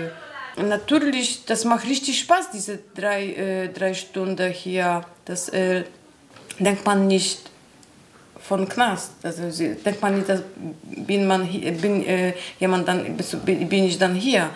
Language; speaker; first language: German; non-native, learner; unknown